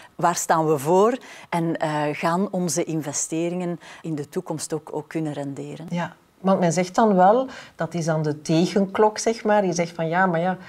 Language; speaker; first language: Dutch; native; Dutch